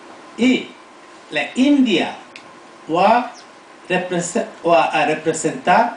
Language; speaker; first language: Spanish; non-native, fluent; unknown